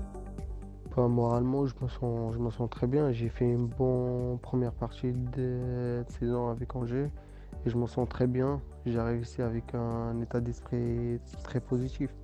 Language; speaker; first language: French; non-native, local second language; Arabic